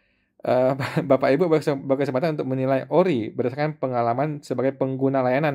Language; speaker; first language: Indonesian; native; Indonesian